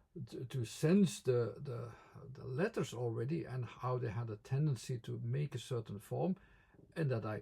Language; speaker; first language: English; non-native, fluent; Dutch